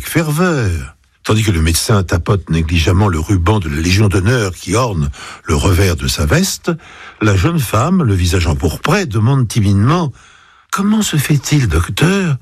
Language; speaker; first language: French; native; French